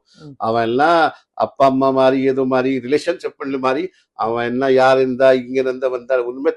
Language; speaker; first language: Tamil; non-native, fluent; Hindi